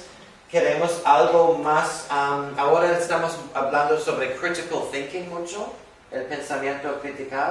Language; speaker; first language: Spanish; non-native, fluent; English